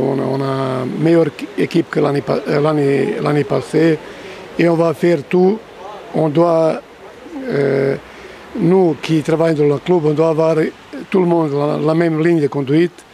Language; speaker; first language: French; non-native, fluent; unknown